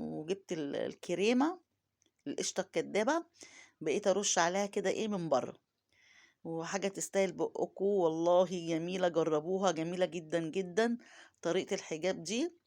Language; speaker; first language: Arabic; native; Arabic